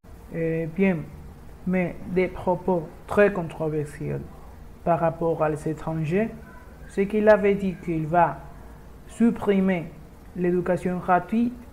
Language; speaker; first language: French; non-native, learner; Spanish